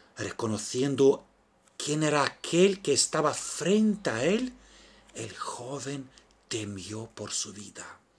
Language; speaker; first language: Spanish; non-native, fluent; Romanian